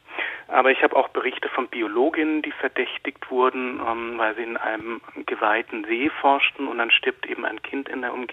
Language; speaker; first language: German; native; German